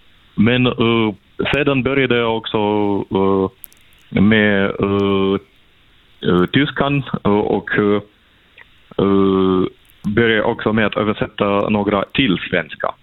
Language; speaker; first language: Swedish; non-native, fluent; Russian